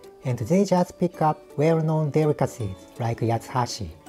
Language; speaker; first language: English; non-native, fluent; Japanese